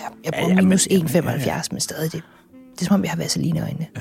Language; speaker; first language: Danish; native; Danish